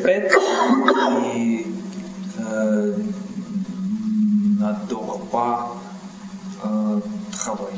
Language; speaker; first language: French; non-native, learner; Russian